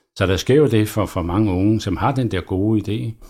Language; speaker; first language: Danish; native; Danish